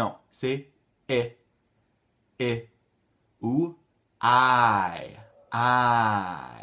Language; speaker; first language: French; non-native, fluent; English